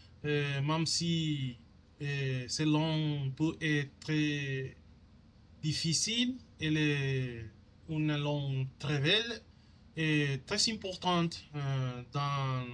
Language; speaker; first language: French; non-native, learner; Spanish